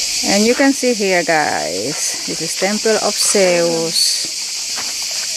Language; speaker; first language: English; non-native, learner; Indonesian